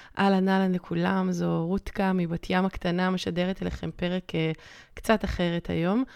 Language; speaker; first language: Hebrew; native; Hebrew